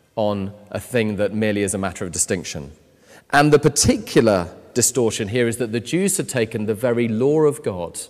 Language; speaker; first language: English; native; English